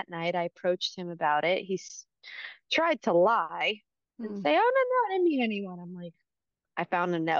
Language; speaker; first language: English; native; English